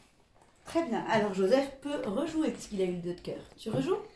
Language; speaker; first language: French; native; French